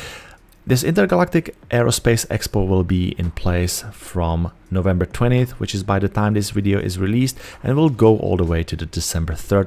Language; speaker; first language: English; non-native, fluent; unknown